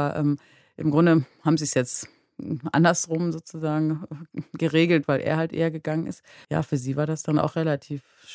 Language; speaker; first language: German; native; German